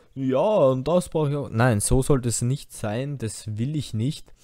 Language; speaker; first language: German; native; German